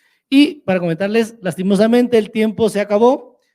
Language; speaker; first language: Spanish; native; Spanish